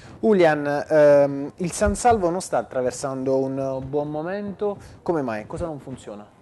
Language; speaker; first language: Italian; native; Italian